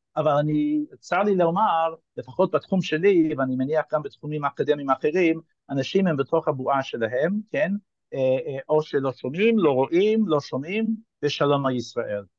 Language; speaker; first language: Hebrew; non-native, fluent; English